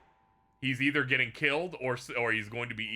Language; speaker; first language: English; native; English